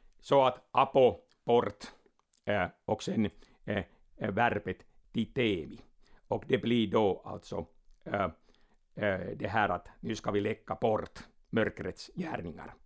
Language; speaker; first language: Swedish; non-native, local second language; Finnish